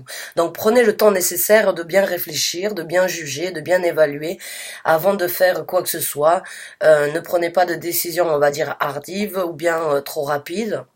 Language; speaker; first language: French; native; French